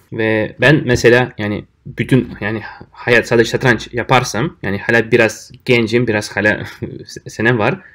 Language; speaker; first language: Turkish; non-native, fluent; Russian